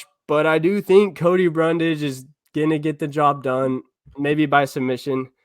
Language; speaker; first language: English; native; English